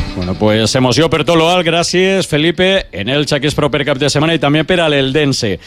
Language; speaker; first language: Catalan; native; Catalan